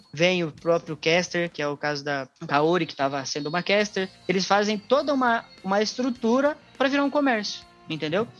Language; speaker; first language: Portuguese; native; Portuguese